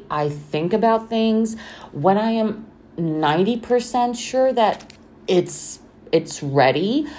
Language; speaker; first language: English; non-native, fluent; Romanian